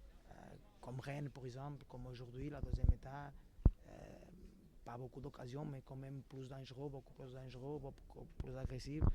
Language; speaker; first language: French; non-native, learner; Portuguese